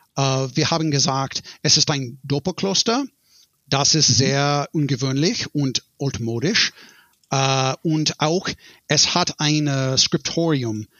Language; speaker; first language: German; non-native, learner; English